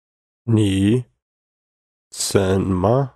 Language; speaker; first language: Chinese; non-native, learner; English